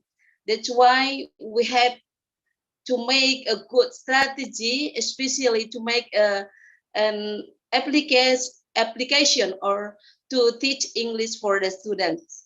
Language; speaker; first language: English; non-native, fluent; Indonesian